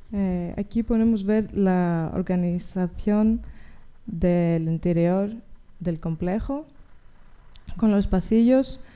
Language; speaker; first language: Spanish; non-native, learner; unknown